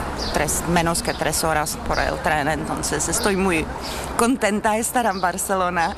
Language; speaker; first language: Spanish; non-native, fluent; Czech